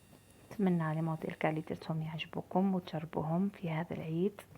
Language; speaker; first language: Arabic; native; Arabic